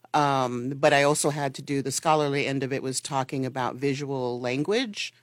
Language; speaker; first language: English; early bilingual, other home language; Spanish